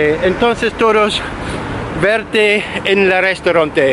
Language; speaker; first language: Spanish; non-native, learner; English